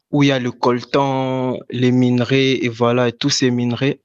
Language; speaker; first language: French; non-native, local second language; Lingala